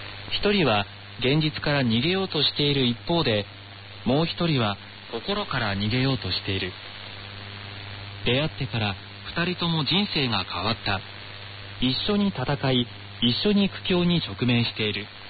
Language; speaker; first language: Japanese; non-native, fluent; Chinese